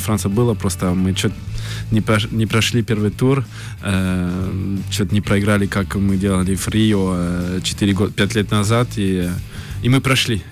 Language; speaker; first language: Russian; early bilingual, heritage; French